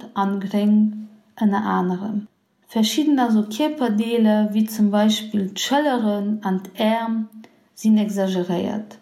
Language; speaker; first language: Luxembourgish; non-native, fluent; Polish